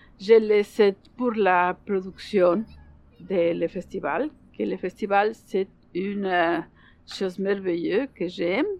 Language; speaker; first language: French; non-native, learner; Spanish